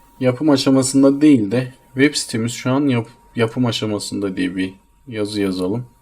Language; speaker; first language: Turkish; native; Turkish